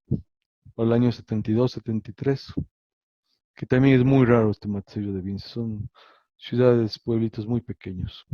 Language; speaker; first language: Spanish; native; Spanish